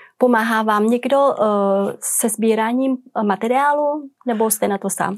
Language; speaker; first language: Czech; non-native, fluent; Vietnamese